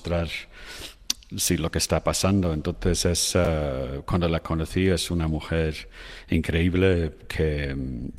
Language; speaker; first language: Spanish; non-native, fluent; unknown